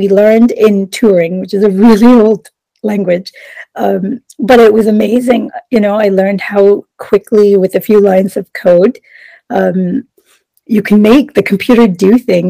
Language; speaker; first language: English; non-native, local second language; Sinhala